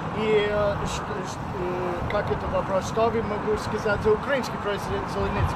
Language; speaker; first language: Russian; non-native, learner; English